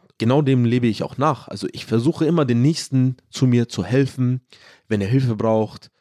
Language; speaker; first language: German; early bilingual, other home language; Arabic